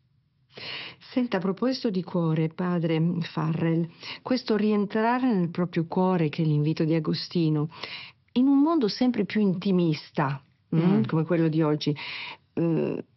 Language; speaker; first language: Italian; native; Italian